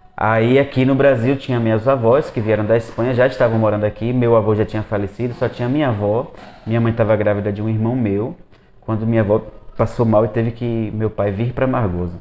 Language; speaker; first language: Portuguese; early bilingual, other home language; Spanish